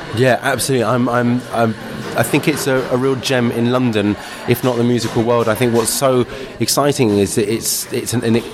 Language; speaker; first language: English; native; English